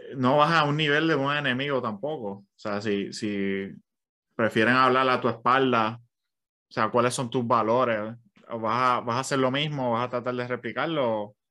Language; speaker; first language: Spanish; early bilingual, other home language; English